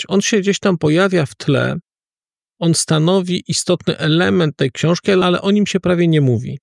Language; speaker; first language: Polish; native; Polish